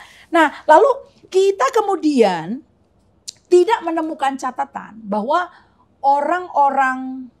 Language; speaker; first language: Indonesian; native; Indonesian